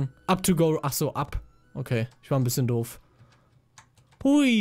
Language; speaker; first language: German; native; German